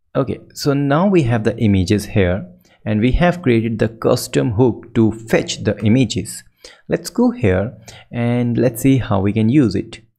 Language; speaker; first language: English; non-native, local second language; Hindi